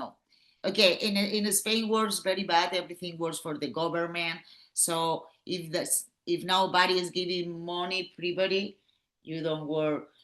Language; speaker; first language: English; non-native, learner; Catalan